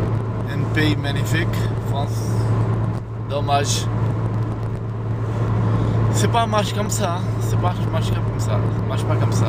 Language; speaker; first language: French; non-native, fluent; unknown